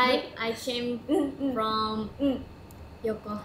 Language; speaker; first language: English; non-native, learner; Japanese